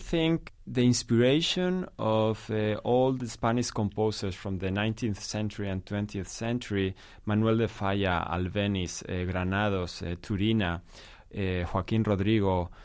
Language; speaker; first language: English; non-native, fluent; Spanish